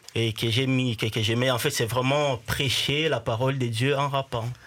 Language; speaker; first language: French; non-native, local second language; Swahili